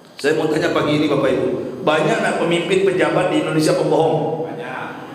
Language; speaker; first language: Indonesian; native; Indonesian